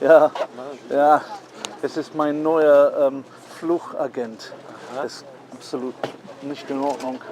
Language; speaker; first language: German; non-native, learner; English